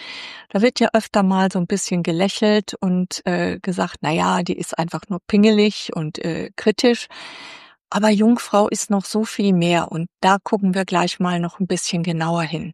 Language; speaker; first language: German; native; German